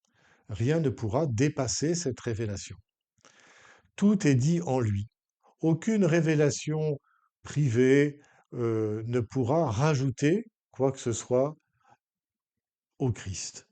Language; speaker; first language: French; native; French